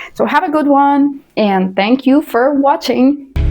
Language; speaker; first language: English; non-native, fluent; Ukrainian